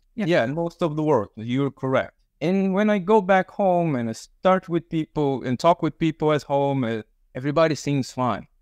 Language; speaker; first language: English; early bilingual, other home language; Portuguese